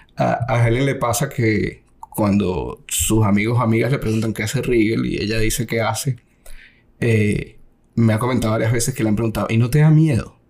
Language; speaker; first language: Spanish; native; Spanish